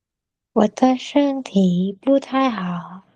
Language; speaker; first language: Chinese; non-native, learner; Vietnamese